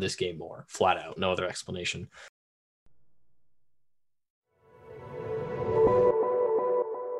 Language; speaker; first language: English; native; English